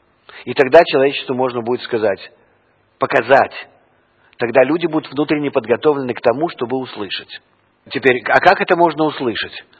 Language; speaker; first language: Russian; non-native, fluent; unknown